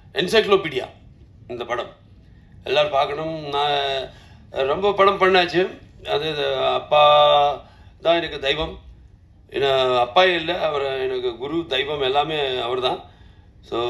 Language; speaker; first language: Tamil; non-native, learner; Telugu